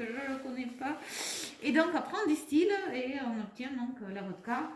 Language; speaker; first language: French; native; French